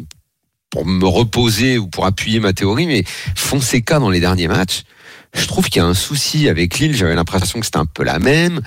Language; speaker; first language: French; native; French